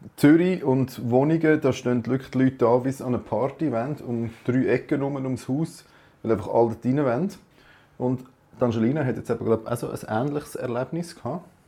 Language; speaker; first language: German; native; German